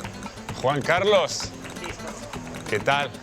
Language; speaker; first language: Spanish; non-native, learner; French